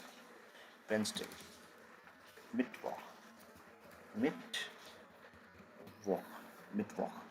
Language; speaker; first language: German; non-native, fluent; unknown